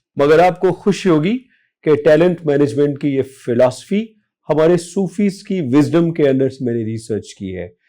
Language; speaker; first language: Urdu; non-native, local second language; Punjabi